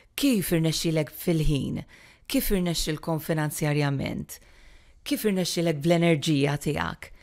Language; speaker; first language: Maltese; native; Maltese